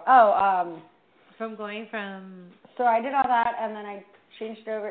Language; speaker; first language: English; native; English